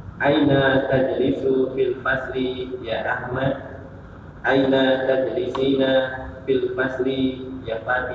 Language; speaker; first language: Arabic; non-native, learner; Indonesian